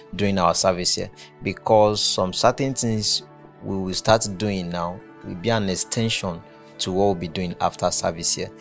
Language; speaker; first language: English; non-native, local second language; Yoruba